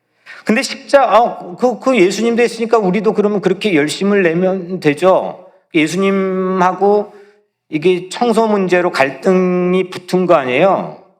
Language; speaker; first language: Korean; native; Korean